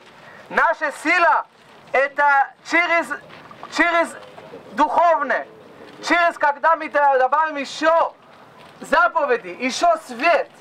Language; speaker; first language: Russian; non-native, learner; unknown